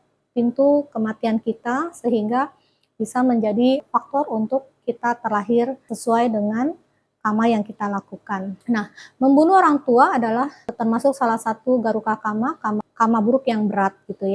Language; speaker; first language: Indonesian; native; Indonesian